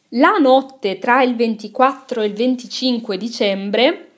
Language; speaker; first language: Italian; native; Italian